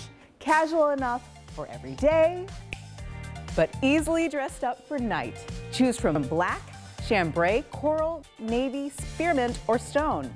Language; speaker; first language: English; native; English